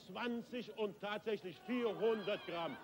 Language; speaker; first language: German; native; German